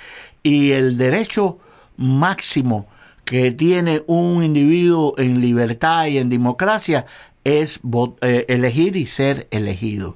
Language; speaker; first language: Spanish; native; Spanish